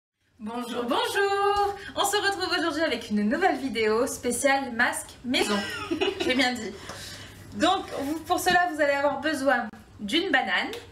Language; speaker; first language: French; native; French